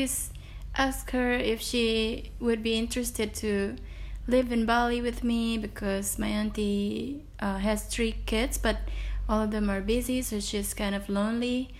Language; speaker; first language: English; non-native, fluent; Indonesian